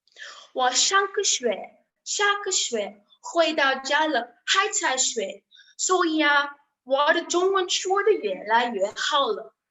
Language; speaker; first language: Chinese; non-native, learner; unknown